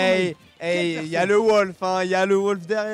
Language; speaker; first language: French; native; French